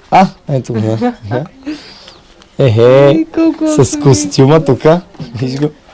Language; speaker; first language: Bulgarian; native; Bulgarian